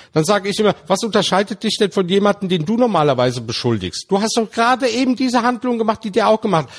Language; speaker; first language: German; early bilingual, other home language; Turkish